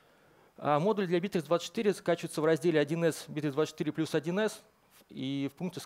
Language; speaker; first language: Russian; native; Russian